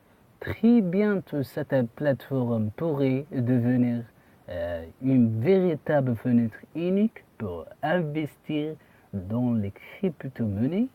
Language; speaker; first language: French; non-native, fluent; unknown